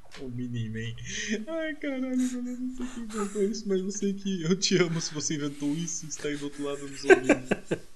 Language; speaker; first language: Portuguese; native; Portuguese